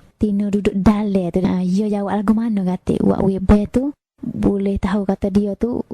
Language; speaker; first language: Malay; native; Malay